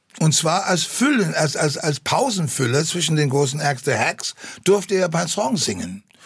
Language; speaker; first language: German; non-native, fluent; English